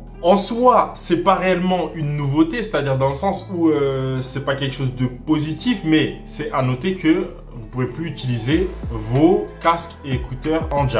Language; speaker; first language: French; native; French